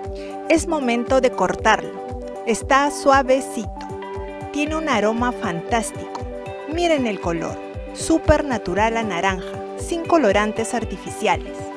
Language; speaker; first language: Spanish; native; Spanish